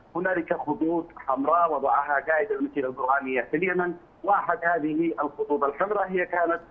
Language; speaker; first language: Arabic; native; Arabic